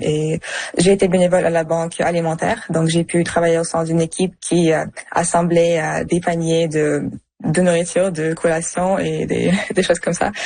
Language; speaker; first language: French; early bilingual, other home language; Russian